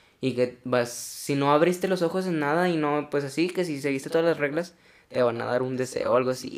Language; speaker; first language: Spanish; native; Spanish